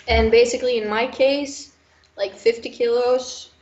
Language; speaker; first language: English; non-native, fluent; Norwegian